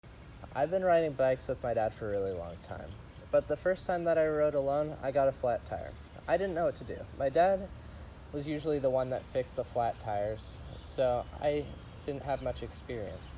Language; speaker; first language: English; native; English